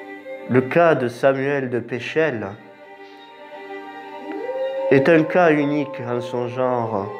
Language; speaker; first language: French; native; French